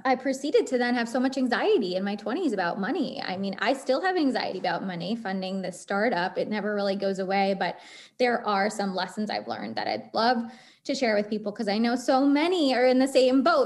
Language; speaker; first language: English; native; English